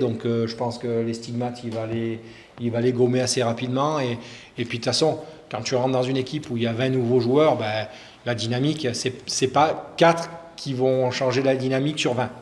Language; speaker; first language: French; native; French